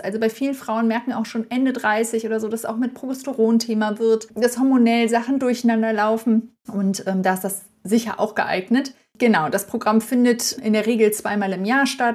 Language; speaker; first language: German; native; German